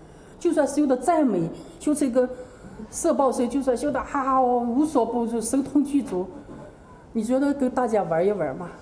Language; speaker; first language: Chinese; native; Chinese